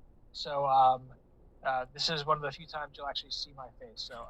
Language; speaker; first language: English; native; English